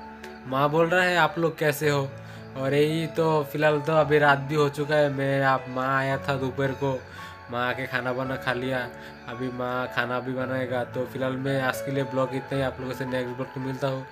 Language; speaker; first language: Hindi; non-native, local second language; Bangla